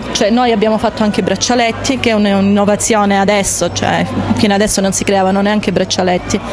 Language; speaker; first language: Italian; native; Italian